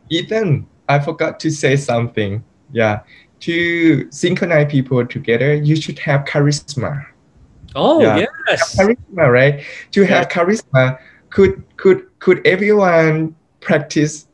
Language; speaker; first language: English; non-native, fluent; Thai